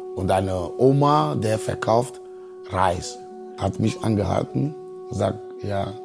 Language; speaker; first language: German; non-native, fluent; Ewe